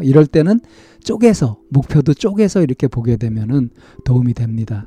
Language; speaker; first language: Korean; native; Korean